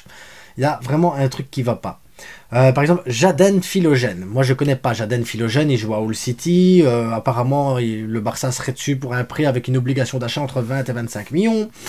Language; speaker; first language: French; native; French